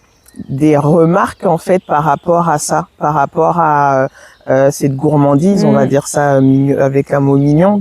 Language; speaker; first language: French; native; French